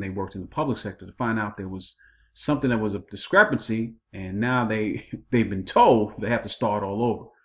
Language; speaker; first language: English; native; English